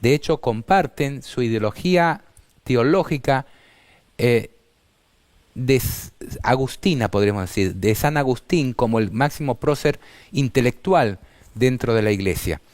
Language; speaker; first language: Spanish; native; Spanish